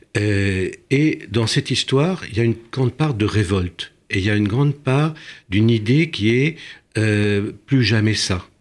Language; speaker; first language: French; early bilingual, other home language; Romanian